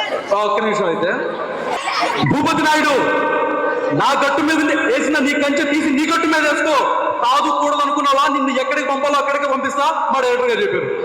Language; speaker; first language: Telugu; native; Telugu